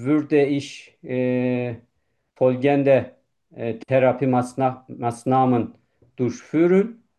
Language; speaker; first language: German; non-native, learner; Turkish